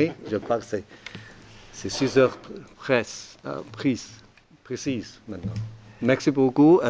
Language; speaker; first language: French; non-native, learner; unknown